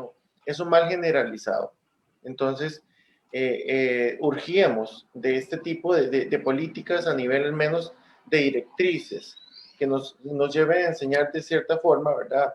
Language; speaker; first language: Spanish; native; Spanish